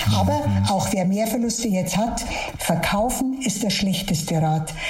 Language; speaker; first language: German; native; German